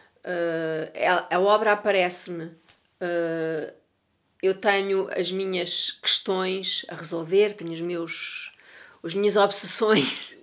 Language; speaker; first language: Portuguese; native; Portuguese